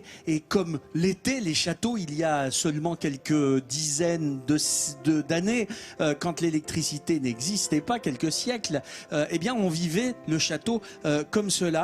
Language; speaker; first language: French; native; French